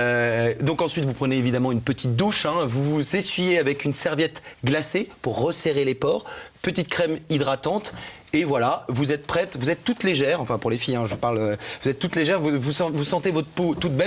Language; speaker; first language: French; native; French